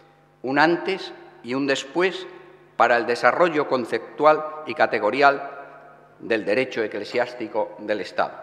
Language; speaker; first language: Spanish; native; Spanish